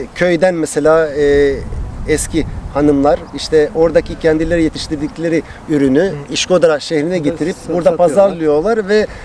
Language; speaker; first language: Turkish; non-native, fluent; Albanian